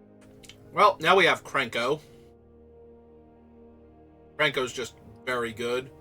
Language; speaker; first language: English; native; English